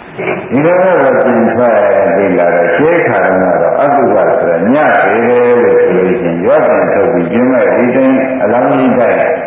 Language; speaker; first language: Burmese; native; Burmese